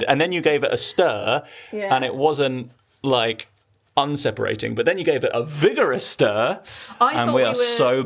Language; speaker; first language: English; native; English